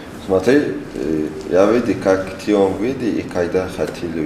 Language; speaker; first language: Russian; non-native, learner; Persian